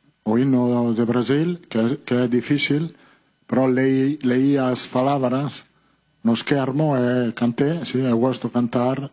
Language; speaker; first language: Portuguese; non-native, fluent; Italian